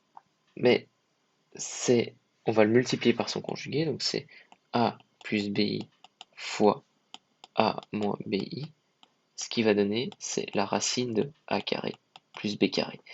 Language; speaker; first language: French; native; French